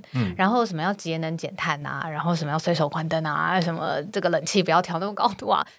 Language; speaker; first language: Chinese; native; Chinese